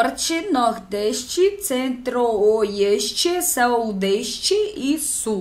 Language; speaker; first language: Portuguese; non-native, learner; Russian